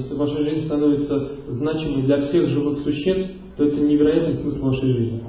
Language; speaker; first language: Russian; native; Russian